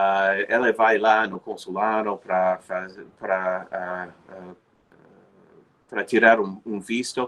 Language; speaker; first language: Portuguese; non-native, fluent; English